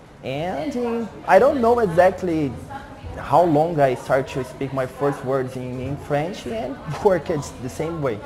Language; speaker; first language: English; non-native, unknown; Portuguese